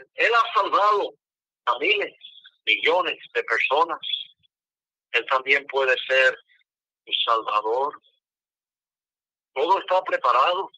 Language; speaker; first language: Spanish; non-native, fluent; English